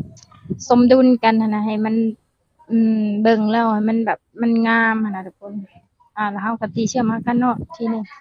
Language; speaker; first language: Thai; non-native, local second language; Northeastern Thai